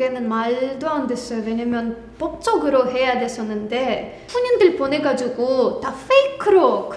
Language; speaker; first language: Korean; non-native, fluent; Ukrainian